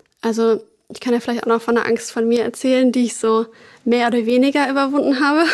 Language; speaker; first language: German; native; German